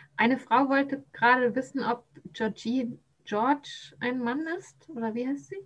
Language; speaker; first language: German; native; German